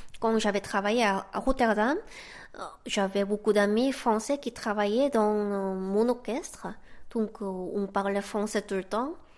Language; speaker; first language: French; non-native, fluent; Korean